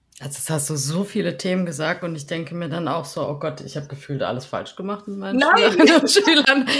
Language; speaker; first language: German; native; German